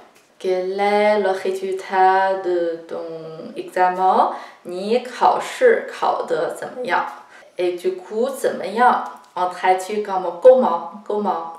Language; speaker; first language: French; non-native, fluent; Chinese